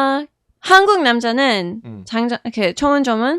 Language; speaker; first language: Korean; non-native, fluent; English